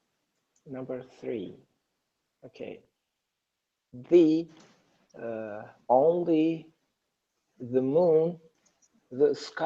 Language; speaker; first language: English; non-native, learner; Persian